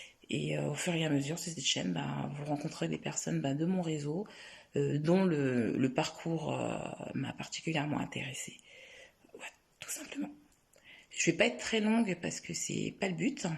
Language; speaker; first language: French; native; French